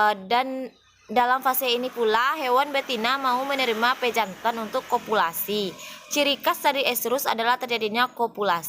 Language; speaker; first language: Indonesian; native; Indonesian